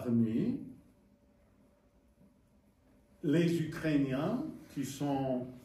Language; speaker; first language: French; non-native, fluent; English